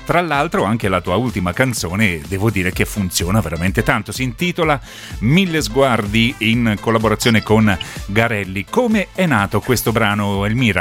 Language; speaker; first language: Italian; native; Italian